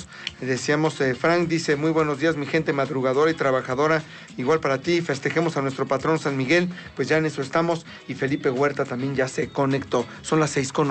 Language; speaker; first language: Spanish; native; Spanish